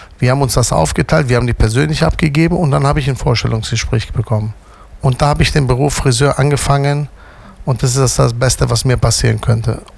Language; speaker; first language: German; native; German